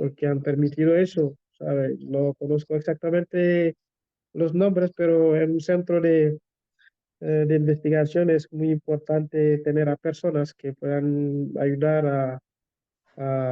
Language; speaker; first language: Spanish; non-native, fluent; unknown